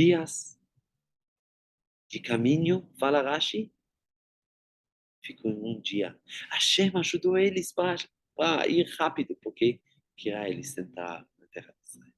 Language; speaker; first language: Portuguese; non-native, fluent; Hebrew